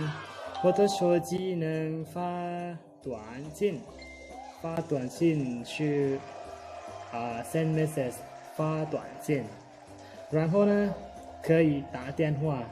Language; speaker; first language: Chinese; non-native, learner; Lao